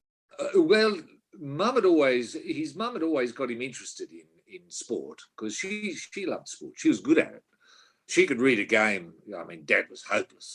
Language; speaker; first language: English; native; English